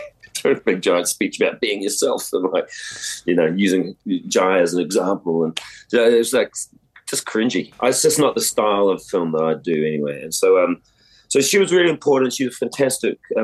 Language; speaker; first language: English; native; English